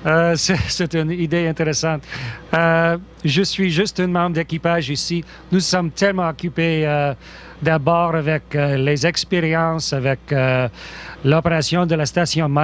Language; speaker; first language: French; non-native, local second language; English